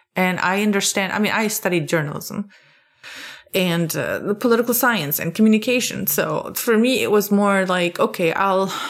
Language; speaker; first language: English; non-native, fluent; Arabic